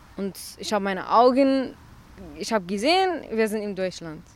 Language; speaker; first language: German; non-native, learner; Central Kurdish